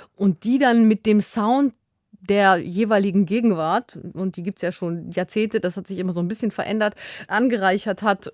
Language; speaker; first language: German; native; German